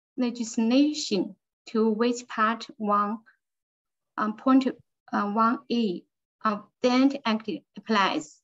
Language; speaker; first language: English; non-native, learner; Chinese